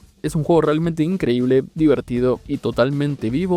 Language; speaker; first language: Spanish; native; Spanish